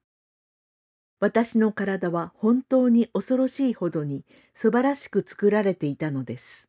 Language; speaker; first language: Japanese; non-native, fluent; Korean